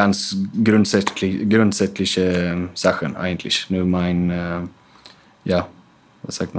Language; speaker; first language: German; non-native, fluent; Swedish